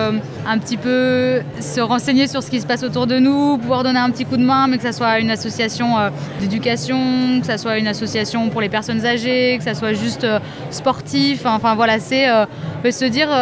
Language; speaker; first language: French; native; French